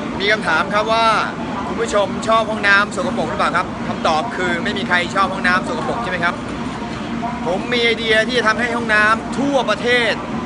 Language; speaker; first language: Thai; non-native, fluent; Japanese